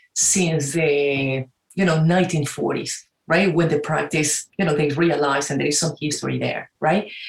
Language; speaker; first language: English; non-native, fluent; Spanish